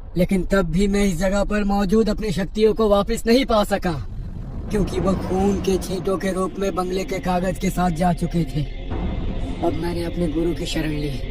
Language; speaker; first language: Hindi; native; Hindi